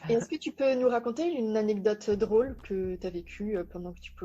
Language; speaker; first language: French; native; French